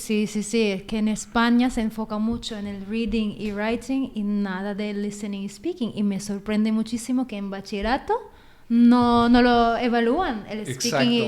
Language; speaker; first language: Spanish; non-native, fluent; Filipino